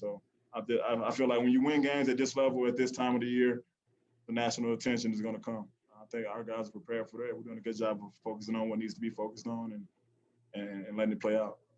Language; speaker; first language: English; native; English